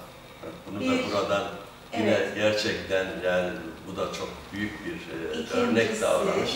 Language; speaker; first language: Turkish; native; Turkish